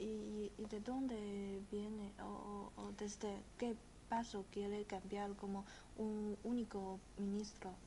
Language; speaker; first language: Spanish; non-native, fluent; Chinese